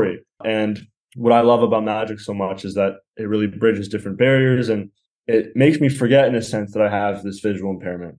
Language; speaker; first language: English; native; English